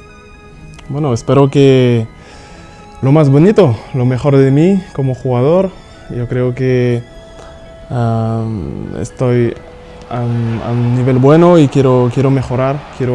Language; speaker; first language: Spanish; non-native, fluent; French